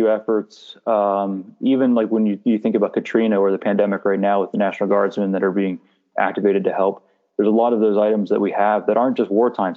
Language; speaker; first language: English; native; English